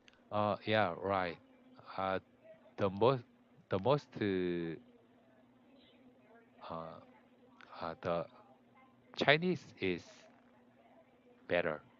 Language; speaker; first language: English; non-native, learner; Korean